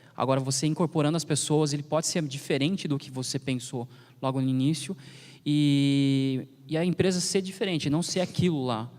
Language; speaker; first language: Portuguese; native; Portuguese